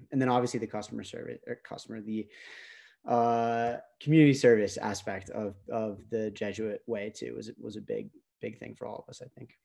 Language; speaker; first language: English; native; English